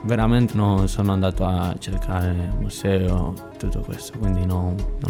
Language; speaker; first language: Italian; non-native, learner; Spanish